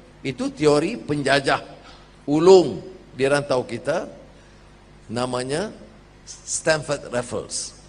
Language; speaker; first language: Malay; native; Malay